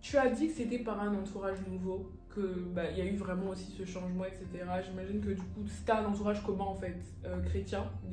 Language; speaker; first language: French; native; French